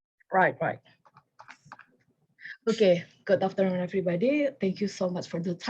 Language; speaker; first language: English; non-native, fluent; Indonesian